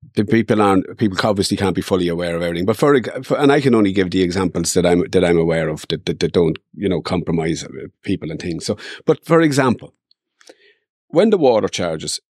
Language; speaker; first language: English; native; English